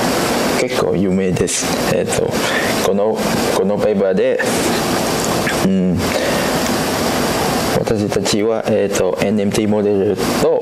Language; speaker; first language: Japanese; non-native, learner; Cantonese